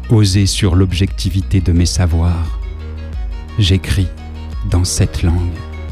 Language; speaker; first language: French; native; French